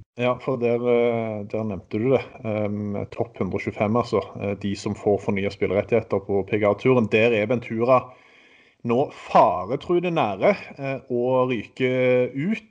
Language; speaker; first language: Norwegian; native; Norwegian